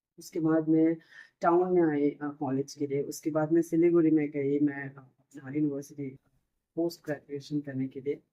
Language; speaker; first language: Hindi; non-native, local second language; Bangla